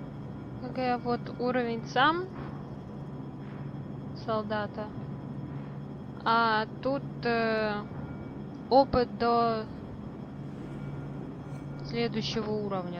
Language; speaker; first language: Russian; native; Russian